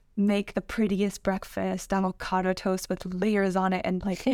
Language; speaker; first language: English; non-native, fluent; Spanish